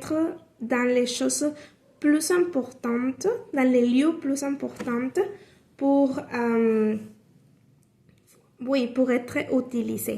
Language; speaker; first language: French; non-native, learner; Spanish